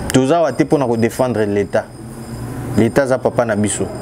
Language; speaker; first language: French; non-native, local second language; Lingala